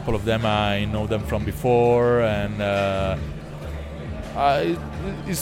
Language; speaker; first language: English; non-native, fluent; Italian